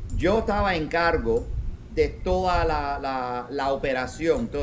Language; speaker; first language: Spanish; early bilingual, heritage; Spanish